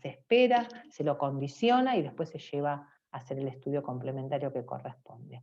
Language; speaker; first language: Spanish; native; Spanish